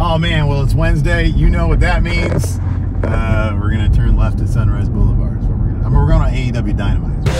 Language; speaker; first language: English; native; English